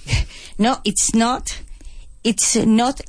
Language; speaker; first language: English; non-native, learner; Spanish